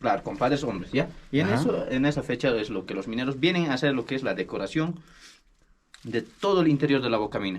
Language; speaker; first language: Spanish; native; Spanish